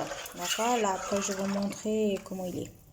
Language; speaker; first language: French; non-native, learner; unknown